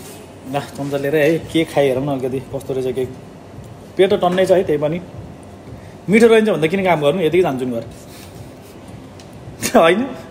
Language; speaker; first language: Nepali; native; Nepali